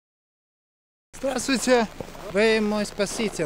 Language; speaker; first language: Russian; non-native, learner; Italian